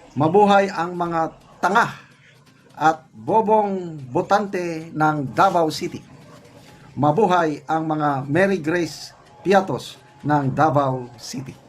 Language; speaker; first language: Filipino; non-native, local second language; Cebuano